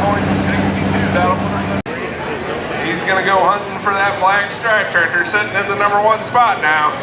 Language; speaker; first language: English; native; English